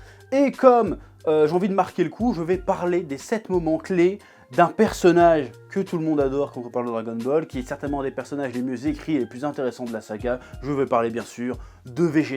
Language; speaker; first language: French; native; French